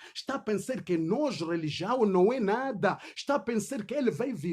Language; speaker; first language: Portuguese; non-native, learner; Swahili